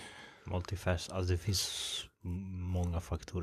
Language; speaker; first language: Swedish; early bilingual, other home language; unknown